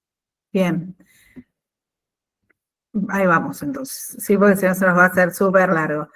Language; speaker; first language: Spanish; native; Spanish